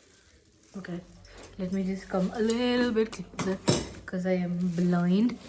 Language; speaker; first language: English; non-native, local second language; Hindi